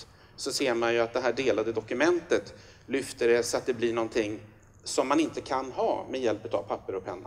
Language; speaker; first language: Swedish; native; Swedish